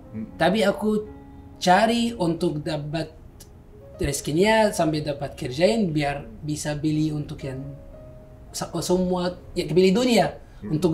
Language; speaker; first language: Indonesian; non-native, learner; Arabic